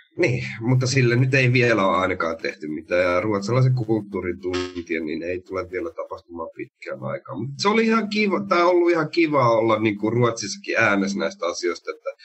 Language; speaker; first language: Finnish; native; Finnish